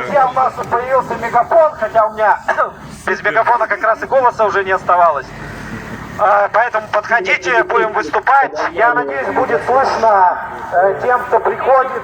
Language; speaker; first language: Russian; native; Russian